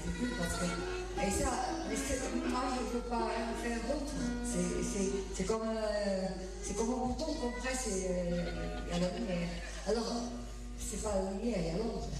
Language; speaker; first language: French; non-native, fluent; Portuguese